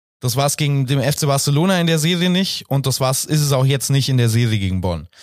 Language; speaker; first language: German; native; German